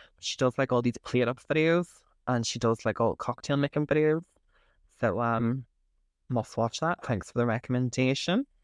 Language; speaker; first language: English; native; English